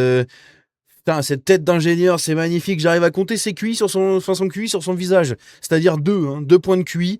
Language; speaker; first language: French; native; French